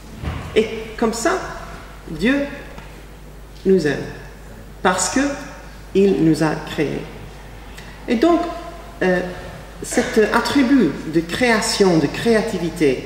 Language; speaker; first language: French; non-native, fluent; English